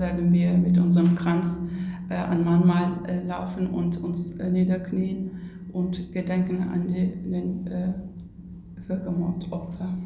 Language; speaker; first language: German; non-native, fluent; Turkish